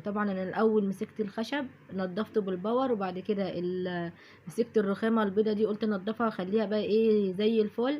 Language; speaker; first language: Arabic; native; Arabic